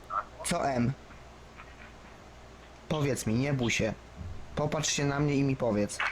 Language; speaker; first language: Polish; native; Polish